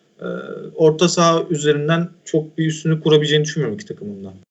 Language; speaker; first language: Turkish; native; Turkish